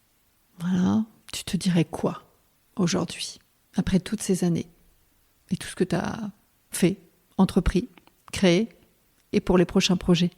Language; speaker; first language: French; native; French